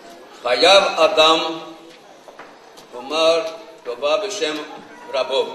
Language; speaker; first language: Hebrew; non-native, fluent; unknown